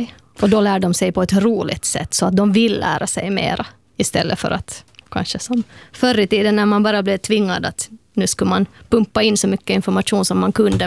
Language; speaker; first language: Swedish; native; Swedish